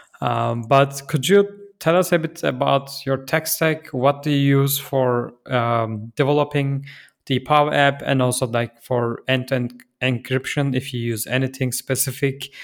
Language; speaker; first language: English; non-native, fluent; Turkish